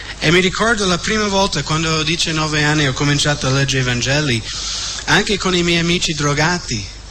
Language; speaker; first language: Italian; non-native, fluent; English